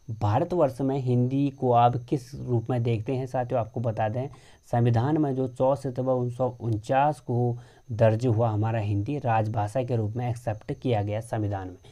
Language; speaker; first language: Hindi; native; Hindi